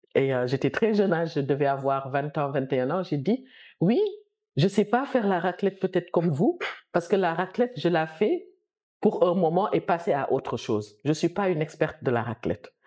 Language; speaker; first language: French; non-native, local second language; Wolof